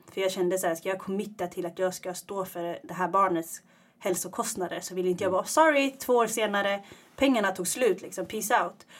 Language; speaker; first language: Swedish; early bilingual, other home language; Tigrinya